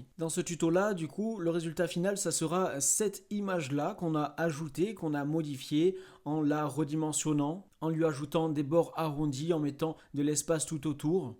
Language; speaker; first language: French; native; French